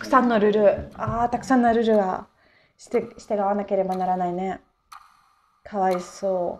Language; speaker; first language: Japanese; non-native, fluent; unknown